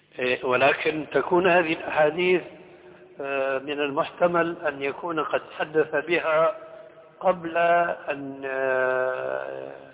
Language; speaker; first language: Arabic; early bilingual, other home language; Albanian